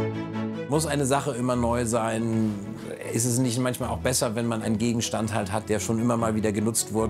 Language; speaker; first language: German; native; German